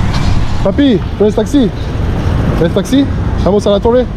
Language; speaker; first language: Spanish; non-native, learner; French